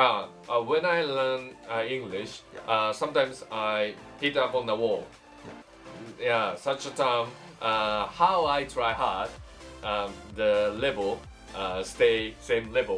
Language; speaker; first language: English; non-native, learner; Japanese